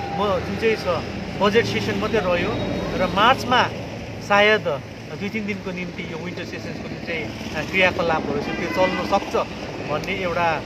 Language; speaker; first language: Nepali; native; Nepali